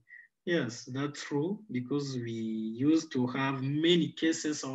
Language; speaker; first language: English; non-native, fluent; Sango